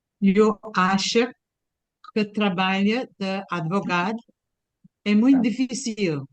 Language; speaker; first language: Portuguese; non-native, learner; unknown